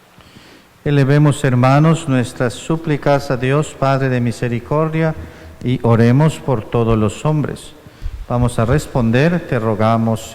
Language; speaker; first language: Spanish; native; Spanish